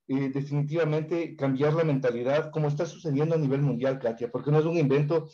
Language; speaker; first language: Spanish; native; Spanish